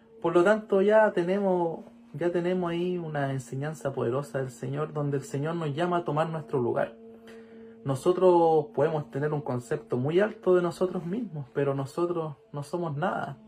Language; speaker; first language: Spanish; native; Spanish